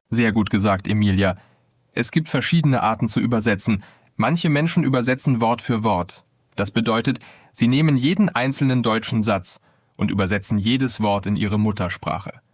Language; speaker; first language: German; non-native, fluent; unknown